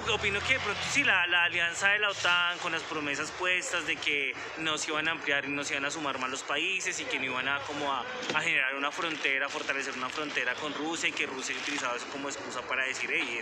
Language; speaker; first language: Spanish; native; Spanish